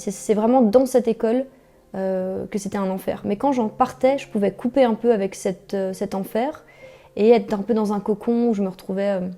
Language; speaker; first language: French; native; French